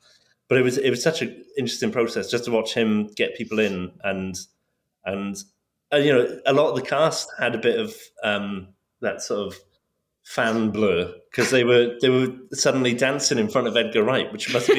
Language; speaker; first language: English; native; English